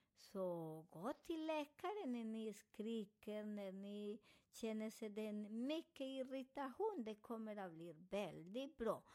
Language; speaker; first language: Swedish; non-native, fluent; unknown